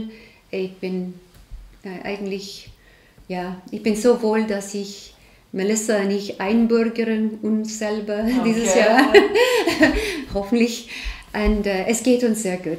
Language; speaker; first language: German; non-native, learner; English